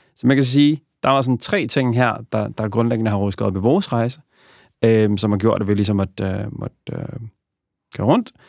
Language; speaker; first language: Danish; early bilingual, other home language; Bosnian